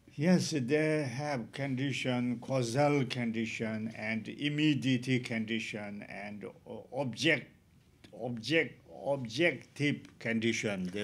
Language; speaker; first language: English; non-native, learner; Tibetan